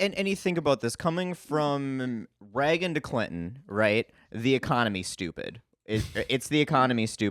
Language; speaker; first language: English; native; English